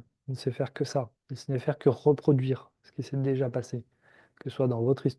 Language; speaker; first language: French; native; French